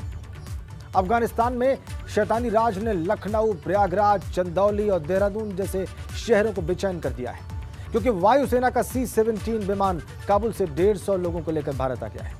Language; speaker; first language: Hindi; native; Hindi